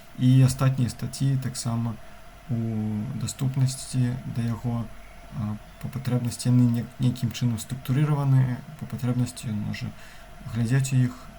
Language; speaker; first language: Belarusian; non-native, local second language; Russian